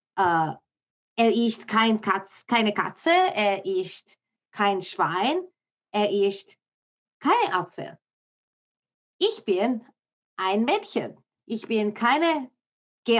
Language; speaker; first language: German; non-native, learner; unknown